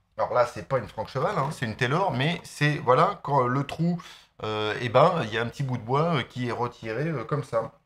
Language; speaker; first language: French; native; French